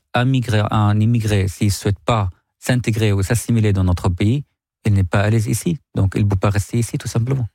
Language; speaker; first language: French; non-native, fluent; Arabic